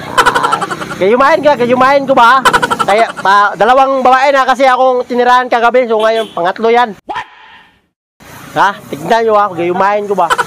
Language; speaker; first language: Filipino; non-native, local second language; Cebuano